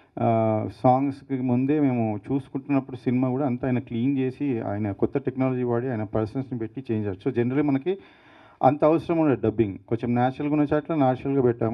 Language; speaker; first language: Telugu; native; Telugu